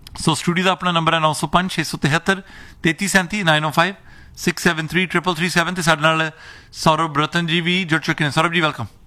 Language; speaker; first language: Punjabi; early bilingual, heritage; Punjabi